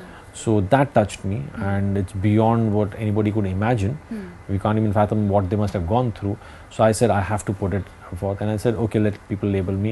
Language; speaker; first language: English; non-native, local second language; Hindi